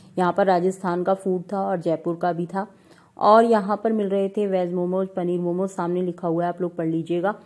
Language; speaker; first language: Hindi; native; Hindi